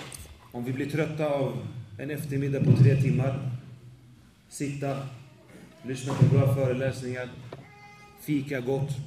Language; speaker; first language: Swedish; native; Swedish